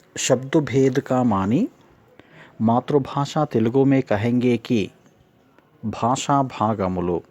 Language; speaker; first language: Hindi; non-native, local second language; Telugu